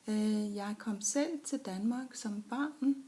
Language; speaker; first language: Danish; early bilingual, other home language; German